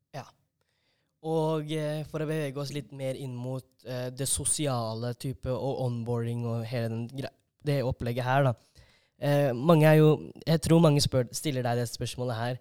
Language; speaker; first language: Norwegian; native; Norwegian